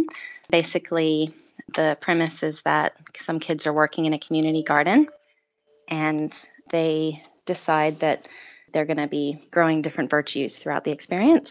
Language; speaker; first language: English; native; English